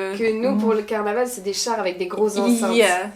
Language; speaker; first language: French; native; French